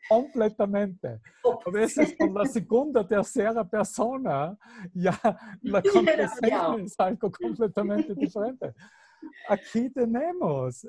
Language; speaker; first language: Spanish; non-native, fluent; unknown